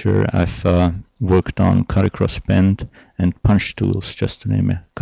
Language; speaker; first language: English; non-native, fluent; German